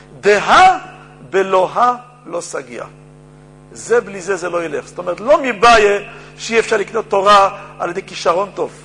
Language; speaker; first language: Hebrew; native; Hebrew